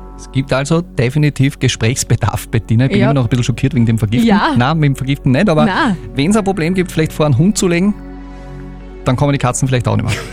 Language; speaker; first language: German; native; German